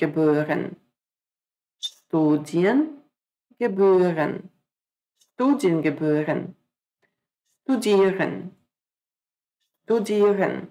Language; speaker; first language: German; non-native, fluent; Croatian